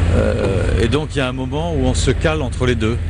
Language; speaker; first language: French; native; French